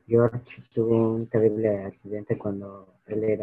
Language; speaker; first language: Spanish; native; Spanish